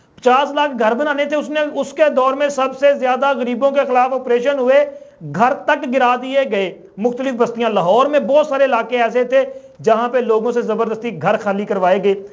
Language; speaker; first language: Urdu; non-native, local second language; Punjabi